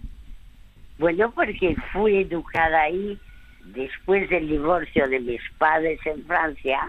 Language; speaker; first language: Spanish; early bilingual, other home language; French